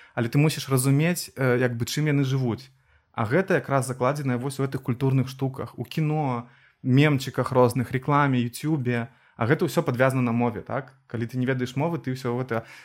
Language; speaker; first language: Belarusian; non-native, local second language; Russian